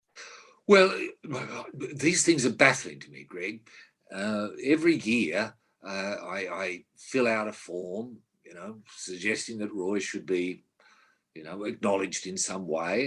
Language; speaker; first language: English; native; English